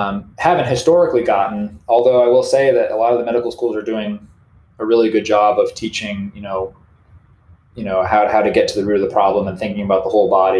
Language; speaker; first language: English; native; English